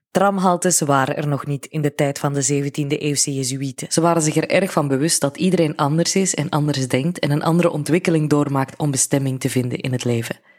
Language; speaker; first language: Dutch; native; Dutch